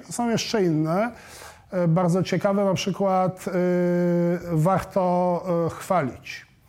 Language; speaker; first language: Polish; native; Polish